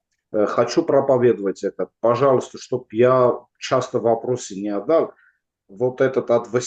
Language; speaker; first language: Russian; non-native, learner; Armenian